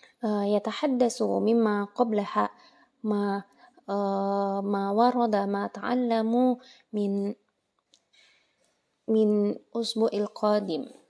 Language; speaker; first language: Arabic; non-native, learner; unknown